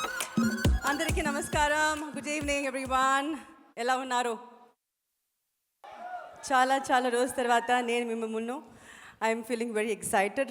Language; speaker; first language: Telugu; non-native, fluent; Tamil